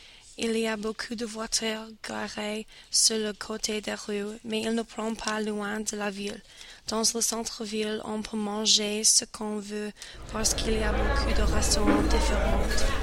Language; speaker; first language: French; non-native, learner; English